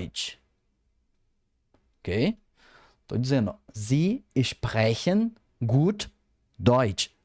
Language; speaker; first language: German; non-native, fluent; Portuguese